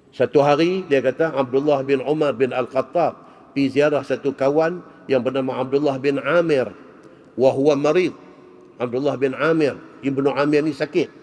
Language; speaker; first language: Malay; native; Malay